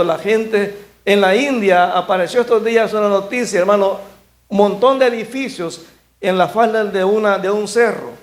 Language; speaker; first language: Spanish; native; Spanish